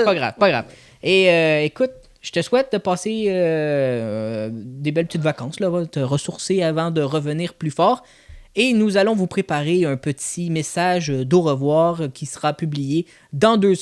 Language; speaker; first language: French; native; French